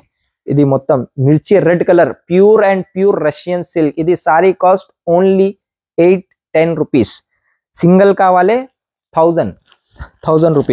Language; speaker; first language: Telugu; non-native, local second language; Urdu